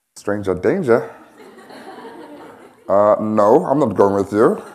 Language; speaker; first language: English; non-native, local second language; Xhosa